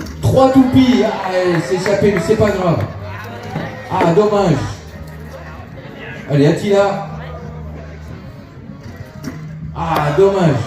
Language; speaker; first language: French; native; French